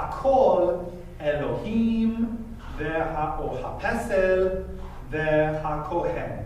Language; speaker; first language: Hebrew; non-native, fluent; English